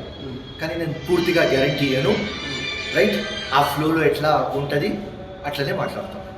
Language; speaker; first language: Telugu; non-native, local second language; Urdu